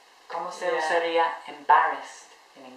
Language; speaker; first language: Spanish; non-native, fluent; English